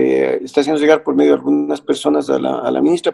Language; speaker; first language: Spanish; native; Spanish